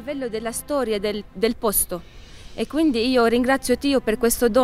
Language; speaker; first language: Italian; non-native, fluent; Arabic